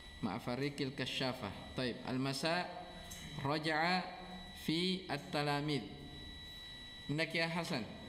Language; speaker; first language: Arabic; non-native, fluent; Indonesian